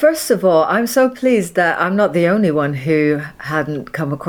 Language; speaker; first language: English; native; English